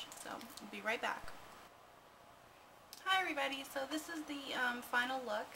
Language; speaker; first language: English; native; English